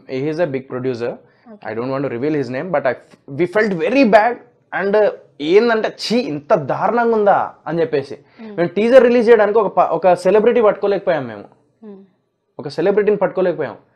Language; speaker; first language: Telugu; native; Telugu